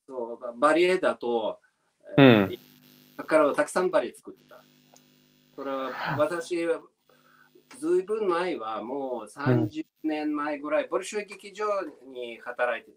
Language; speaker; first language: Japanese; non-native, learner; Russian